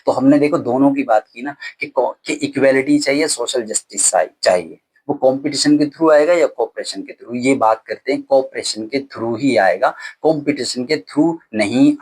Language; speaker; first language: Hindi; native; Hindi